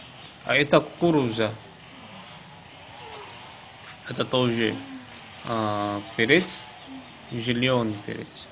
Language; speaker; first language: Russian; non-native, fluent; Javanese